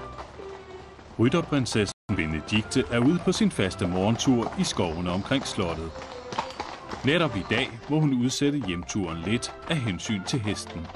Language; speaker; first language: Danish; native; Danish